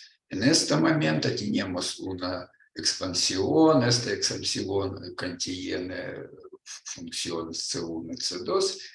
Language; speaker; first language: Spanish; non-native, learner; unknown